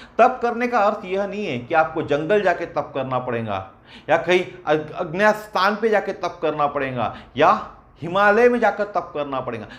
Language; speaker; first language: Hindi; non-native, local second language; Marathi